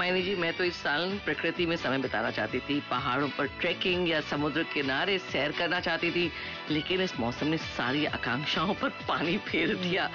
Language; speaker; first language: Hindi; native; Hindi